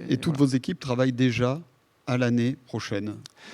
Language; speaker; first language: French; native; French